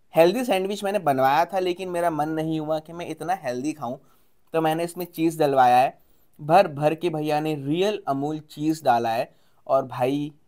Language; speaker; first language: Hindi; non-native, local second language; Gujarati